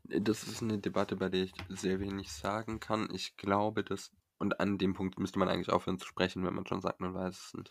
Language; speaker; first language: German; native; German